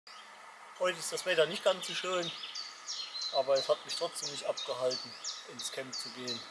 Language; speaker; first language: German; native; German